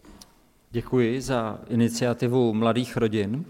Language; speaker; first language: Czech; native; Czech